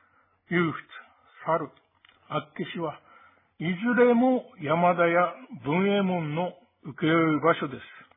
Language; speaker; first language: Japanese; native; Japanese